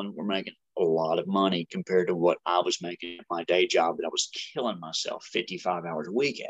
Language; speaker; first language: English; native; English